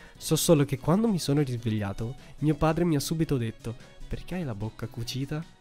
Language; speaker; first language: Italian; early bilingual, heritage; Italian